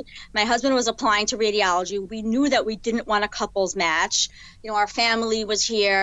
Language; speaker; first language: English; native; English